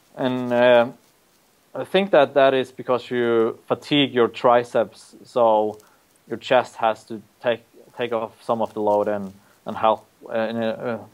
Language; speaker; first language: English; non-native, fluent; Norwegian